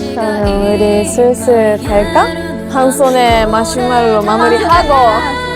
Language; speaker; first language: Korean; non-native, fluent; Japanese